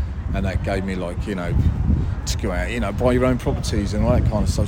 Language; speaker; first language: English; native; English